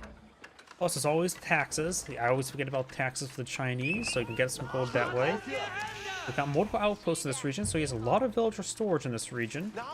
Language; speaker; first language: English; native; English